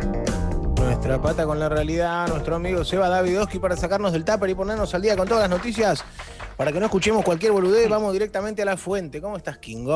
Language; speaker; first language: Spanish; native; Spanish